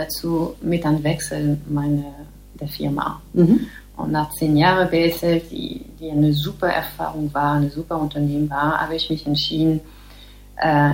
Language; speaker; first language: German; non-native, fluent; French